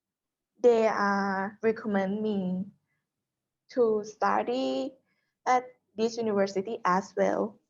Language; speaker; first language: English; non-native, learner; Thai